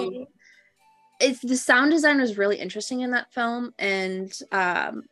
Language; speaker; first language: English; native; English